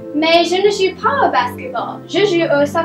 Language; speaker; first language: French; non-native, learner; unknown